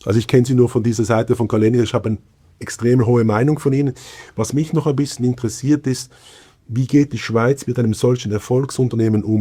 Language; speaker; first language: German; native; German